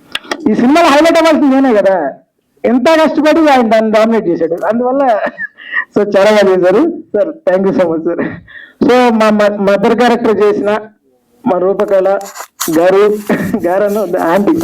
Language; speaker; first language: Telugu; native; Telugu